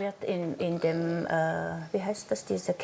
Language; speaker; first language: German; non-native, fluent; Mongolian